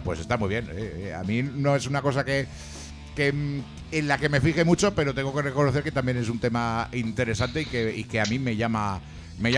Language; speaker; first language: Spanish; native; Spanish